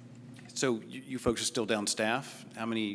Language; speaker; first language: English; native; English